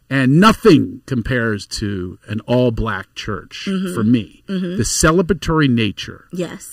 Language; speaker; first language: English; native; English